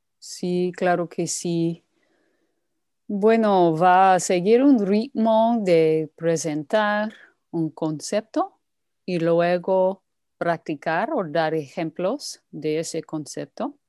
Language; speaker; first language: Spanish; non-native, fluent; English